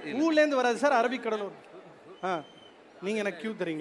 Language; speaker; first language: Tamil; native; Tamil